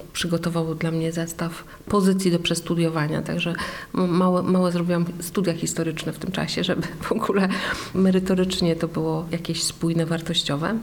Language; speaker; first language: Polish; native; Polish